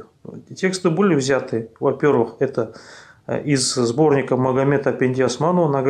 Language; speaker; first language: Russian; native; Russian